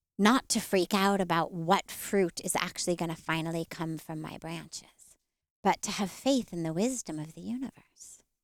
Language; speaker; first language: English; native; English